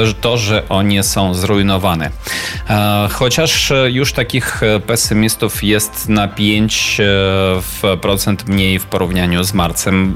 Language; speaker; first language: Polish; non-native, learner; Ukrainian